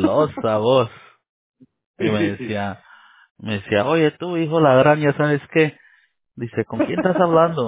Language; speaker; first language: Spanish; early bilingual, heritage; Spanish